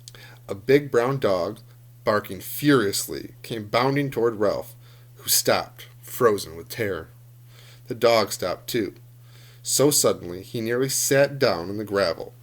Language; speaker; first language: English; native; English